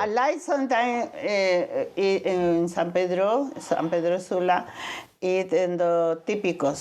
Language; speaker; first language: English; non-native, learner; Spanish